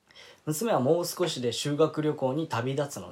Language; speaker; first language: Japanese; native; Japanese